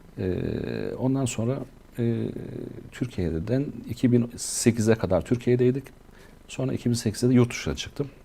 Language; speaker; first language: Turkish; native; Turkish